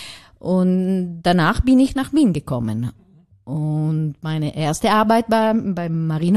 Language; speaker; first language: German; non-native, learner; Italian